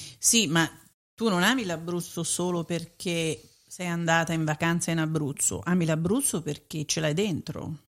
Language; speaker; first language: Italian; native; Italian